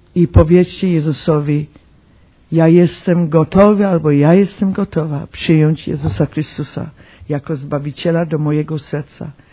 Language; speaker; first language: Polish; early bilingual, heritage; Polish